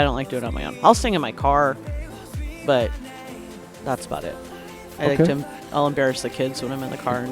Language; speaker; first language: English; native; English